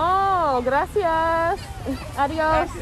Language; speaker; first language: Spanish; non-native, learner; English